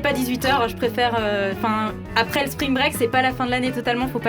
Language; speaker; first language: French; native; French